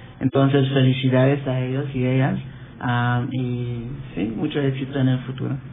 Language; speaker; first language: Spanish; non-native, fluent; English